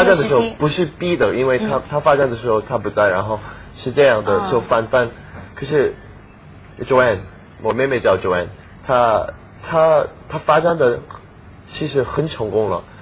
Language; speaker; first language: Chinese; non-native, learner; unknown